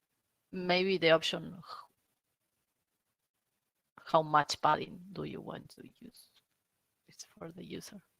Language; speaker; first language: English; non-native, learner; Spanish